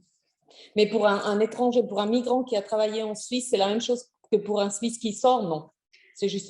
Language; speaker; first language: French; non-native, fluent; German